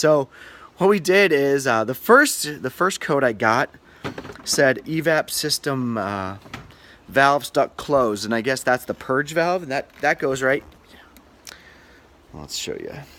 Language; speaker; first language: English; native; English